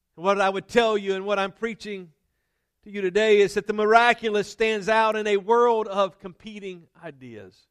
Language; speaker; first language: English; native; English